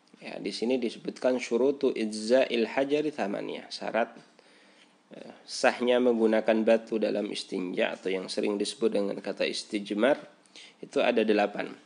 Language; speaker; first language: Indonesian; native; Indonesian